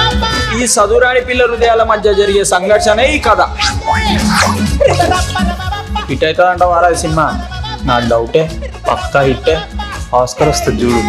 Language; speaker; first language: Telugu; native; Telugu